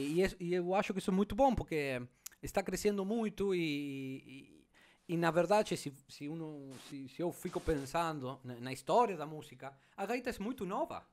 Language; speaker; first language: Portuguese; non-native, learner; Spanish